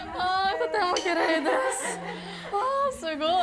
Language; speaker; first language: Japanese; non-native, learner; Russian